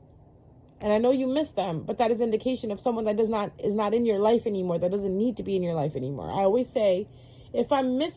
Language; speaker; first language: English; native; English